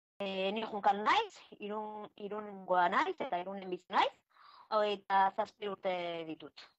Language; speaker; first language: Basque; non-native, local second language; Spanish